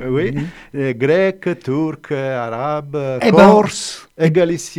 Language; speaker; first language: French; non-native, fluent; Italian